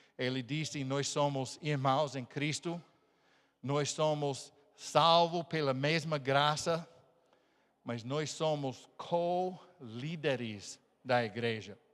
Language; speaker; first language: Portuguese; non-native, fluent; English